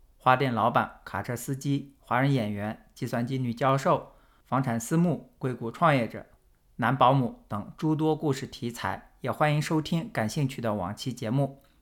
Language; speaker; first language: Chinese; native; Chinese